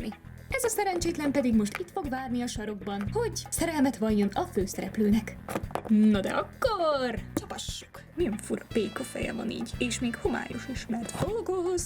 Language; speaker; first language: Hungarian; native; Hungarian